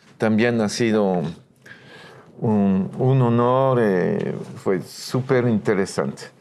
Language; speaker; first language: Spanish; non-native, fluent; French